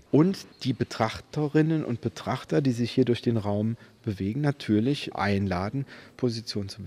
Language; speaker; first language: German; native; German